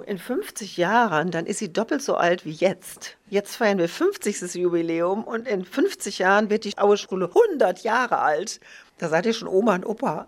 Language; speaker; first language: German; native; German